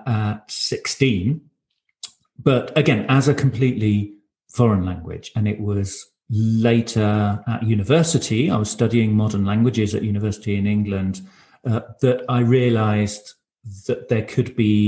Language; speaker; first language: English; native; English